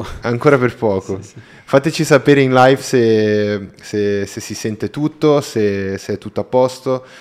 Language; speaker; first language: Italian; native; Italian